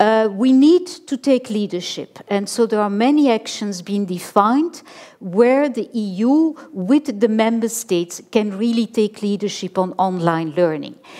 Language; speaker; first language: English; non-native, fluent; Dutch